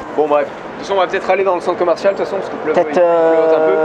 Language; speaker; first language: French; native; French